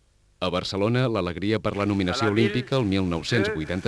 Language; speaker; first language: Catalan; native; Catalan